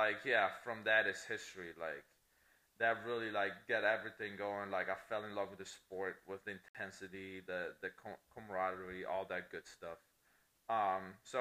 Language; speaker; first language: English; non-native, fluent; Italian